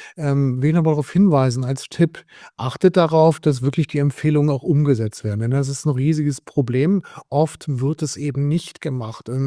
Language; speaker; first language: German; native; German